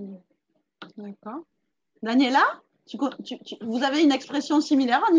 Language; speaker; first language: French; native; French